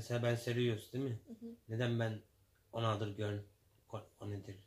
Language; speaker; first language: Turkish; non-native, learner; English